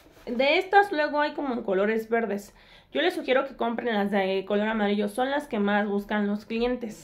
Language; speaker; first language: Spanish; native; Spanish